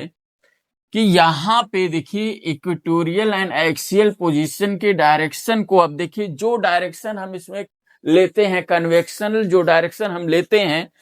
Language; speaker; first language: Hindi; native; Hindi